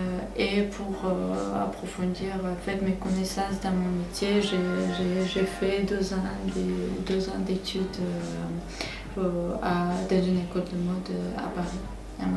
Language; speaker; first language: French; non-native, fluent; Armenian